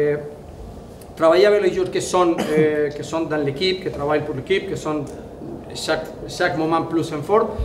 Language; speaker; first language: French; non-native, fluent; Spanish